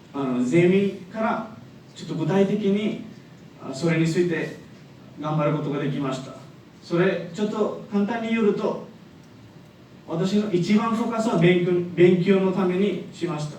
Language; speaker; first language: Japanese; non-native, learner; Bangla